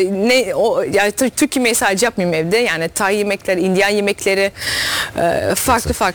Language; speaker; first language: Turkish; early bilingual, heritage; Dutch